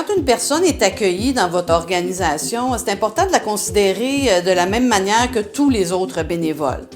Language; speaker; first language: French; native; French